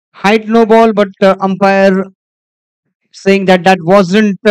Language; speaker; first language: English; non-native, local second language; Marathi